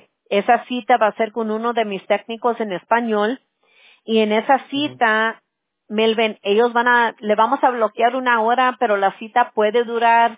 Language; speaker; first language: Spanish; early bilingual, heritage; English